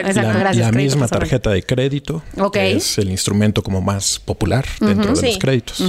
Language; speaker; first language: Spanish; native; Spanish